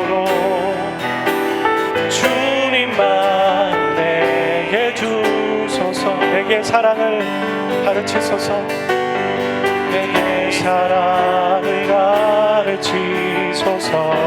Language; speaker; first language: Korean; native; Korean